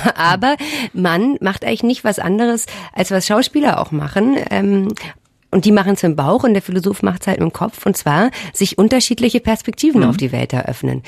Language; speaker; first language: German; native; German